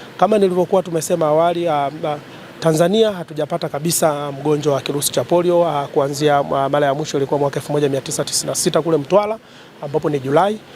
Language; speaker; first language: Swahili; native; Swahili